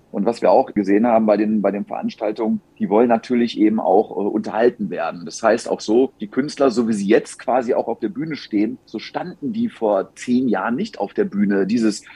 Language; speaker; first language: German; native; German